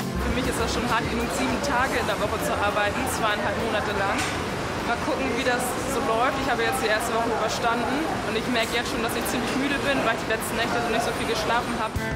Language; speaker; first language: German; native; German